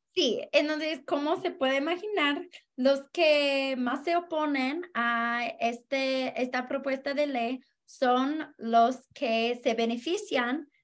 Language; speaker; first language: Spanish; non-native, fluent; English